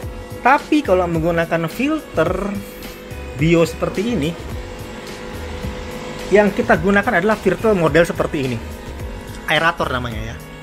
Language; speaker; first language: Indonesian; native; Indonesian